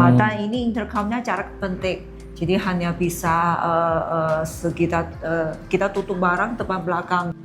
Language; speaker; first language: Indonesian; non-native, fluent; Chinese